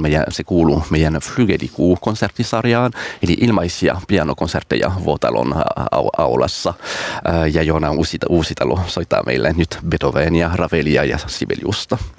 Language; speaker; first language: Finnish; non-native, fluent; French